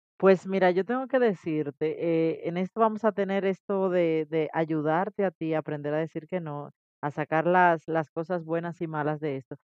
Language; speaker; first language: Spanish; native; Spanish